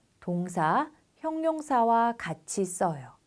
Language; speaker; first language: Korean; native; Korean